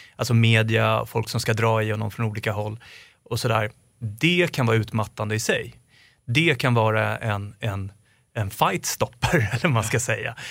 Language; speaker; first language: Swedish; native; Swedish